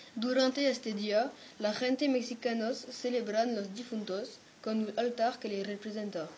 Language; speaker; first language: Spanish; non-native, learner; French